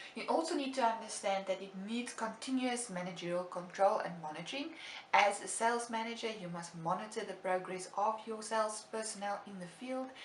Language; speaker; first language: English; non-native, local second language; Afrikaans